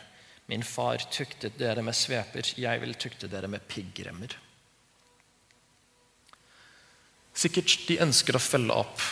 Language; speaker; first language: Norwegian; non-native, fluent; English